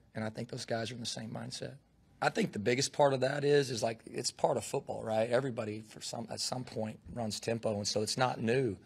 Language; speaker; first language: English; native; English